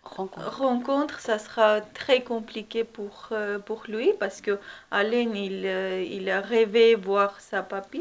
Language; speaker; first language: French; non-native, learner; Armenian